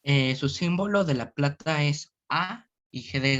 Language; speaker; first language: Spanish; native; Spanish